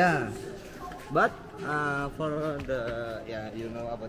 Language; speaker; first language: English; non-native, learner; Indonesian